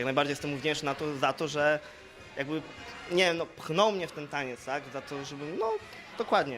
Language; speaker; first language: Polish; native; Polish